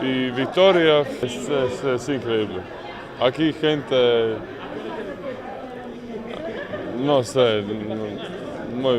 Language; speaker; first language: Spanish; non-native, learner; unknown